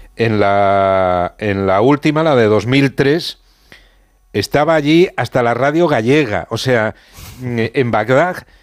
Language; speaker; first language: Spanish; native; Spanish